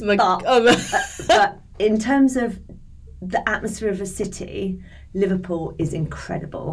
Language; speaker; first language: English; native; English